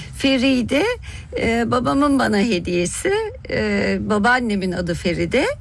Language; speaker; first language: Turkish; early bilingual, heritage; Turkish